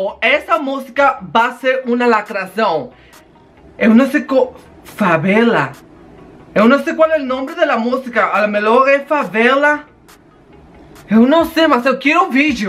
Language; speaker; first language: Portuguese; non-native, learner; Spanish